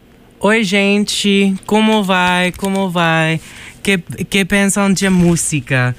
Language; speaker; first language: Portuguese; non-native, learner; English